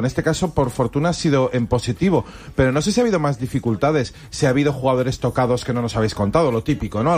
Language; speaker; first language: Spanish; native; Spanish